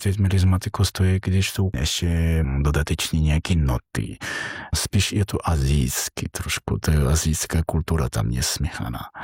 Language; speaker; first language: Czech; non-native, fluent; Georgian